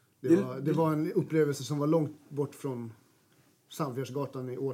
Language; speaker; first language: Swedish; early bilingual, other home language; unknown